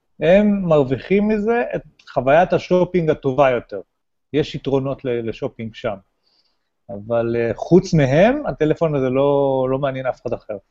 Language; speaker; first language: Hebrew; native; Hebrew